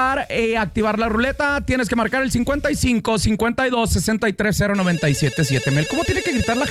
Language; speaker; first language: Spanish; native; Spanish